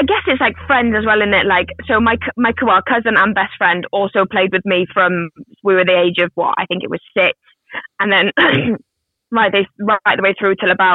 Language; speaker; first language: English; native; English